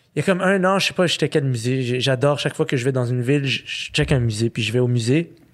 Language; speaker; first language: French; early bilingual, other home language; Arabic